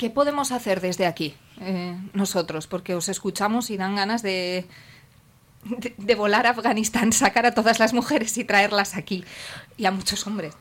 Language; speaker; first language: Spanish; native; Spanish